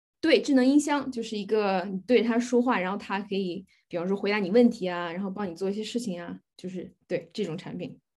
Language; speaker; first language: Chinese; native; Chinese